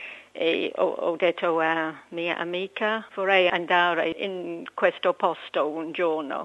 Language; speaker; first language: Italian; non-native, learner; English